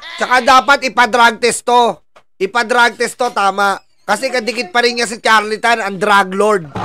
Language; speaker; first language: Filipino; native; Filipino